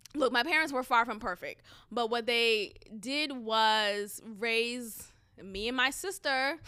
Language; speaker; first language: English; early bilingual, other home language; Haitian Creole